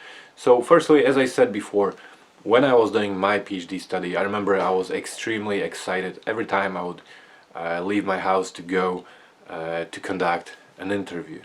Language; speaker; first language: English; non-native, fluent; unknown